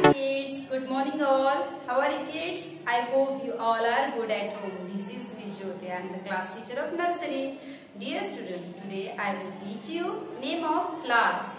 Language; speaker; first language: English; non-native, local second language; Marathi